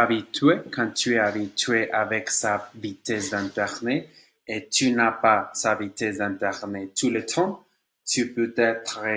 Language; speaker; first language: French; non-native, learner; Spanish